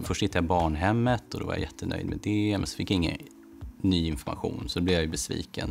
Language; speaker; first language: Swedish; native; Swedish